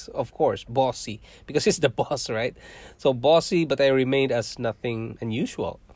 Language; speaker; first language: English; non-native, local second language; Cebuano